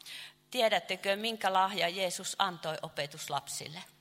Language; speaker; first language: Finnish; non-native, fluent; Chinese